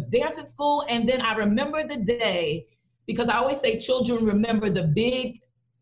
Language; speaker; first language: English; native; English